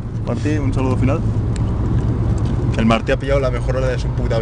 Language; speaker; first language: Spanish; native; Spanish